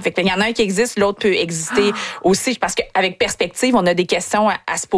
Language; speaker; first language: French; native; French